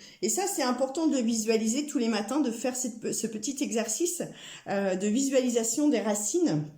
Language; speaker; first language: French; native; French